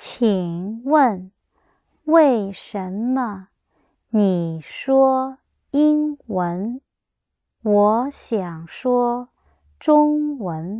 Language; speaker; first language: Chinese; non-native, learner; English